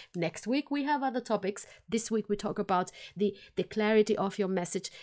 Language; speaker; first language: English; non-native, fluent; Finnish